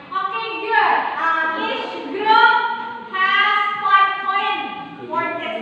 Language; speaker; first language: English; non-native, learner; Indonesian